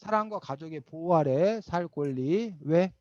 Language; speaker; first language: Korean; native; Korean